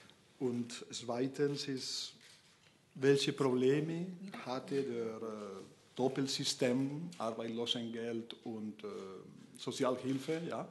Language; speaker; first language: German; non-native, learner; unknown